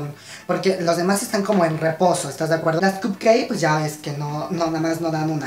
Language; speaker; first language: Spanish; native; Spanish